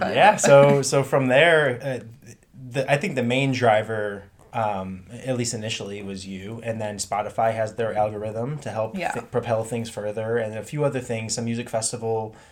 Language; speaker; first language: English; early bilingual, other home language; German